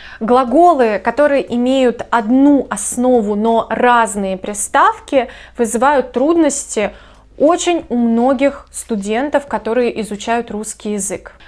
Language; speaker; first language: Russian; native; Russian